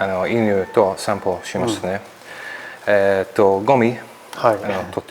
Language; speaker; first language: Japanese; non-native, learner; English